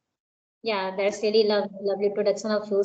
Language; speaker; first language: English; non-native, local second language; Hindi